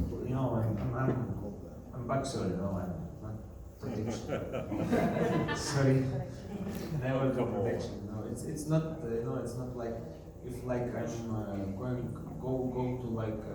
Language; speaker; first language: English; non-native, learner; Russian